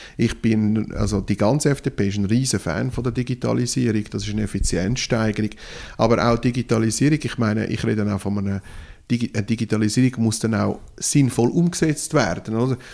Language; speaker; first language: German; non-native, local second language; French